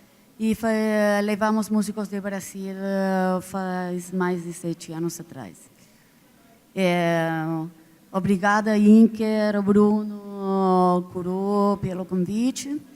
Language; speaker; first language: Portuguese; non-native, fluent; Spanish